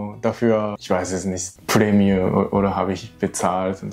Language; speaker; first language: German; non-native, learner; Japanese